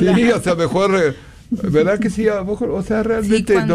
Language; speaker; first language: Spanish; native; Spanish